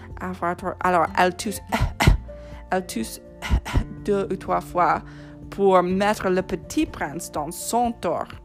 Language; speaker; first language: French; non-native, fluent; English